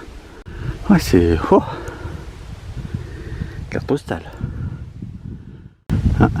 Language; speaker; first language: French; native; French